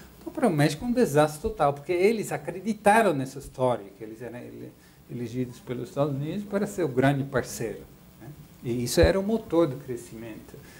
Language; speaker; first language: Portuguese; non-native, fluent; Dutch